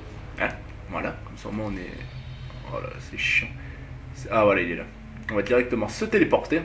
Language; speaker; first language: French; native; French